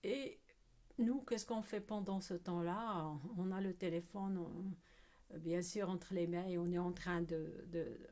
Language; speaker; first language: French; non-native, local second language; Arabic